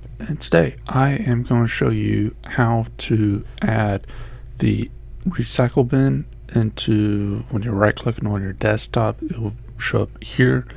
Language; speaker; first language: English; native; English